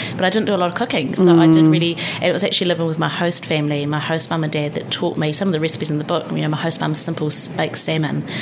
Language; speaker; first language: English; native; English